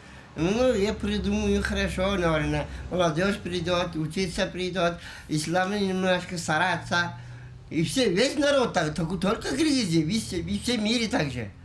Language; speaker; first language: Russian; non-native, local second language; Kyrgyz